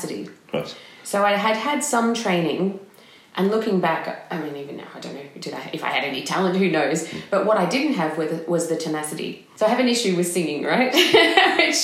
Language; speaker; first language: English; native; English